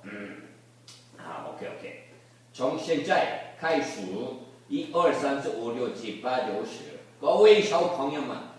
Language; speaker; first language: Chinese; non-native, learner; Korean